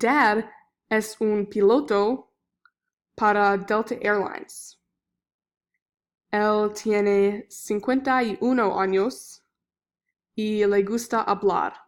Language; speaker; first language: Spanish; non-native, learner; English